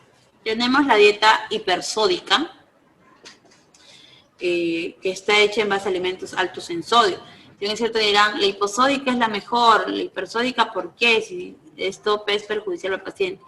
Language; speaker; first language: Spanish; native; Spanish